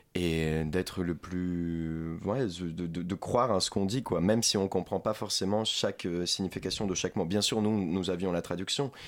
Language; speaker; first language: French; non-native, fluent; Ukrainian